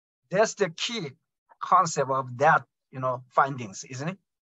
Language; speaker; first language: English; non-native, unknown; Korean